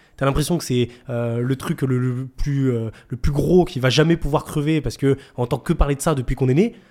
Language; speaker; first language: French; native; French